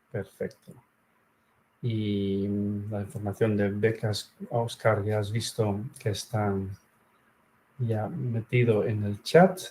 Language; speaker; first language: Spanish; non-native, fluent; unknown